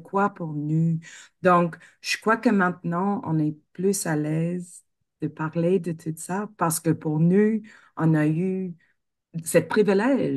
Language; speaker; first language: French; non-native, fluent; English